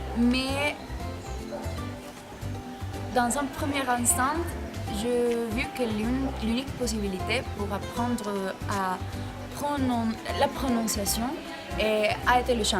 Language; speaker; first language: French; non-native, learner; Spanish